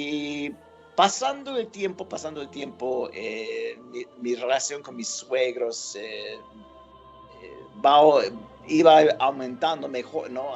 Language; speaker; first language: Spanish; non-native, fluent; English